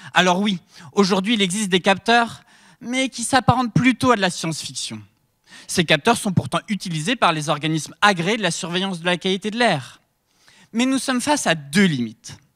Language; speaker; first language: French; native; French